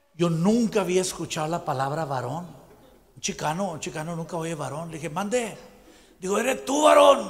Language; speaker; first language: Spanish; native; Spanish